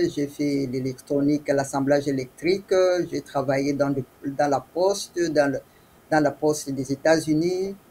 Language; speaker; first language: French; non-native, local second language; Swahili